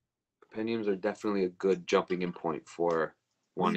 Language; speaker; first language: English; native; English